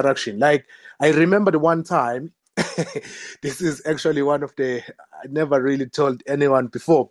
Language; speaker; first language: English; non-native, local second language; Zulu